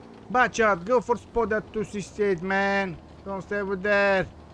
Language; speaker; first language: English; non-native, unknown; Romanian